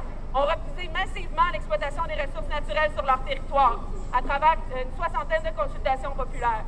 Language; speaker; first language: French; native; French